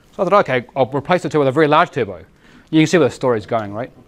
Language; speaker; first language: English; native; English